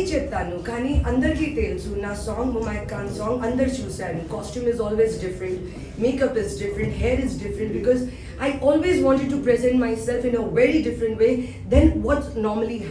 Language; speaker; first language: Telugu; non-native, fluent; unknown